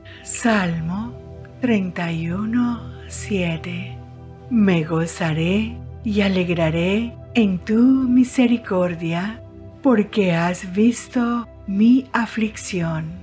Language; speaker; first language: Spanish; native; Spanish